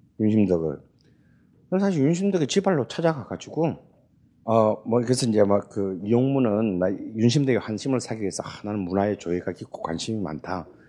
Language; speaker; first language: Korean; native; Korean